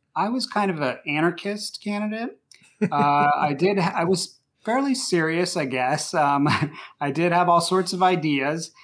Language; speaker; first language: English; native; English